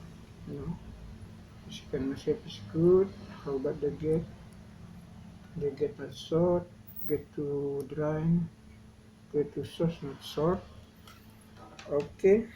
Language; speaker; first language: English; non-native, learner; Indonesian